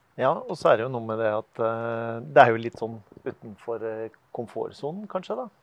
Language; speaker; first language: Norwegian; native; Norwegian